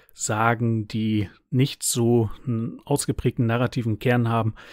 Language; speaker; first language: German; native; German